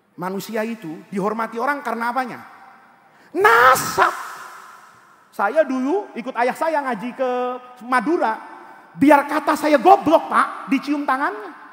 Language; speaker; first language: Indonesian; native; Indonesian